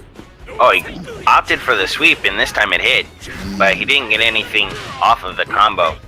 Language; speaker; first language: English; native; English